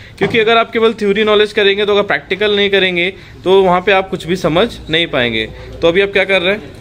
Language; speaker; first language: Hindi; native; Hindi